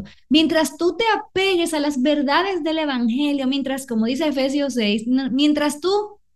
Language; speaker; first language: Spanish; native; Spanish